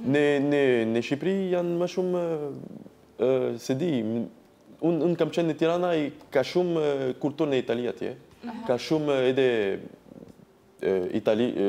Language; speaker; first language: Albanian; non-native, learner; French